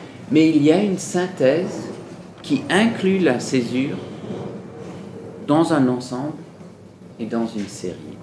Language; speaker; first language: French; non-native, fluent; English